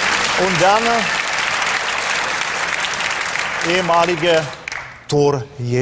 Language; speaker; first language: German; non-native, fluent; Czech